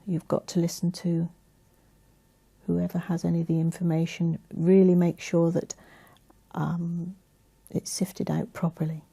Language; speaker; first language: English; native; English